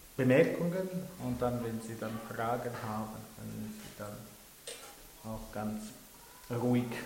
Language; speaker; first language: German; non-native, local second language; French